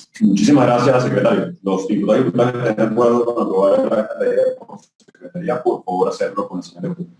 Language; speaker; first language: Spanish; native; Spanish